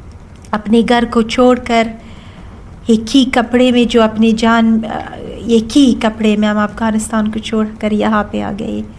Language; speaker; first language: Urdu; non-native, learner; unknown